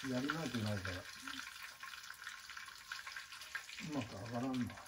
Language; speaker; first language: Japanese; native; Japanese